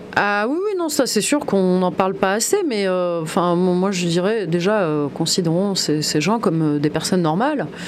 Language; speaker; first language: French; early bilingual, other home language; Kabyle